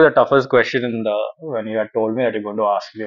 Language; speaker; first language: English; non-native, local second language; Urdu